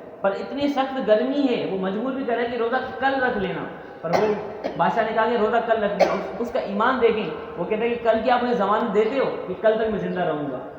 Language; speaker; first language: Urdu; non-native, local second language; Sindhi